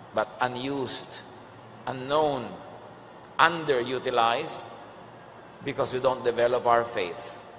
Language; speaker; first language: English; non-native, local second language; Filipino